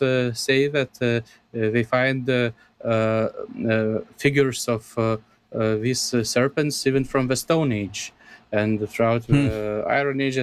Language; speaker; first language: English; non-native, fluent; Lithuanian